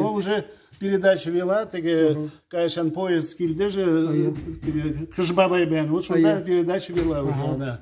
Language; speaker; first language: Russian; non-native, local second language; Tatar